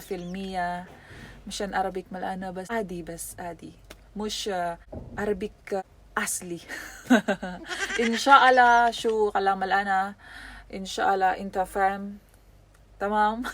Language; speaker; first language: Arabic; non-native, learner; Filipino